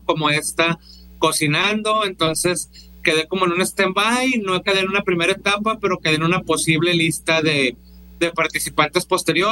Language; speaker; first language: Spanish; native; Spanish